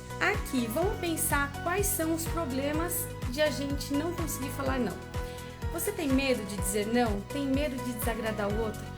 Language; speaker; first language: Portuguese; early bilingual, other home language; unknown